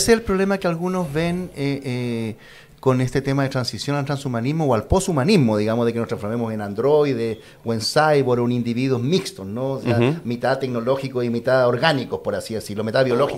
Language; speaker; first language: Spanish; native; Spanish